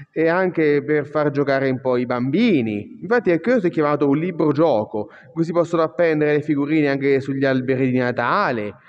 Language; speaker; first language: Italian; native; Italian